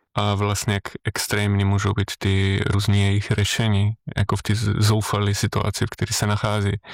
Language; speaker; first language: Czech; non-native, fluent; Slovenian